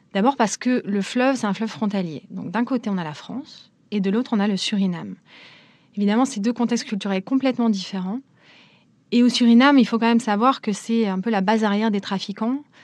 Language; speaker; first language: French; native; French